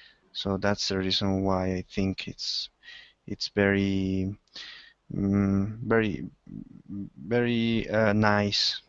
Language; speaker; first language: English; non-native, learner; Spanish